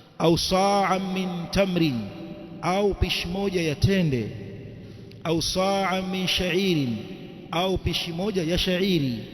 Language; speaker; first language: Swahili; native; Swahili